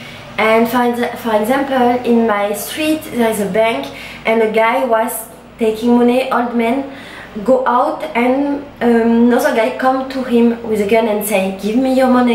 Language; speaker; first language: English; non-native, learner; French